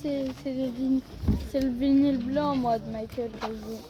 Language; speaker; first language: French; native; French